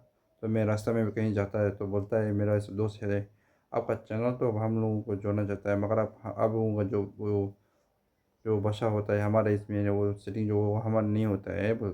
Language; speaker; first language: Hindi; non-native, fluent; Tibetan